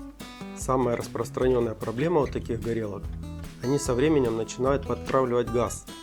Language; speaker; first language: Russian; native; Russian